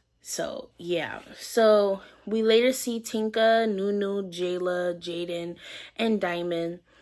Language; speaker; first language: English; native; English